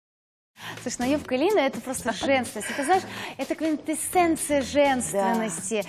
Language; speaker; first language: Russian; native; Russian